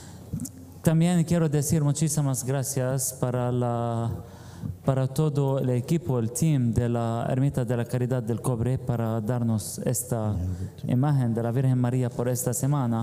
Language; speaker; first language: Spanish; non-native, fluent; Arabic